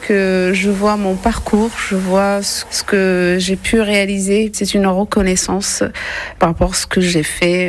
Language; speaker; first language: French; non-native, local second language; Arabic